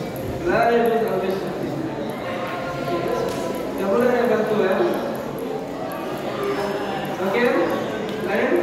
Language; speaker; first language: Indonesian; non-native, learner; Arabic